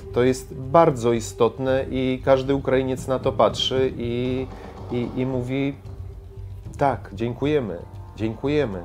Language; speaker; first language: Polish; non-native, fluent; Ukrainian